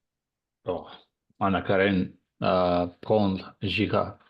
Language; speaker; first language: French; non-native, learner; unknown